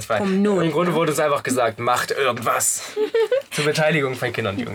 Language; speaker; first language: German; native; German